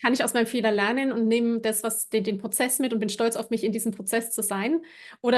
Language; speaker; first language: German; native; German